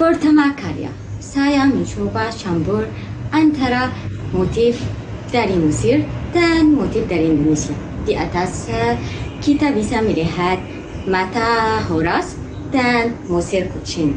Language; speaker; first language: Indonesian; non-native, learner; Arabic